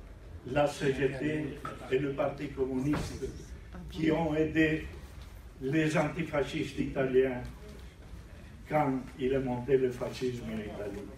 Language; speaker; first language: French; non-native, learner; Italian